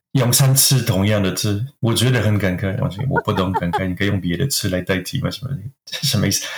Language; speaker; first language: Chinese; non-native, fluent; French